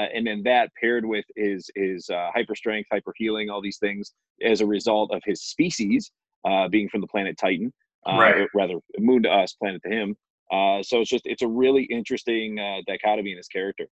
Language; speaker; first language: English; native; English